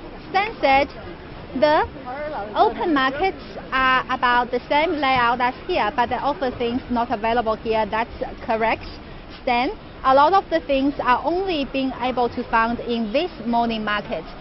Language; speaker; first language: English; non-native, fluent; Chinese